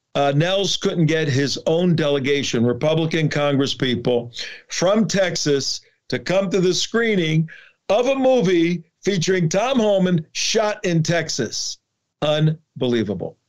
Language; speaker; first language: English; native; English